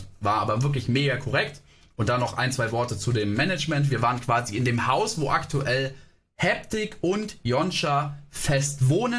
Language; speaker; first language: German; native; German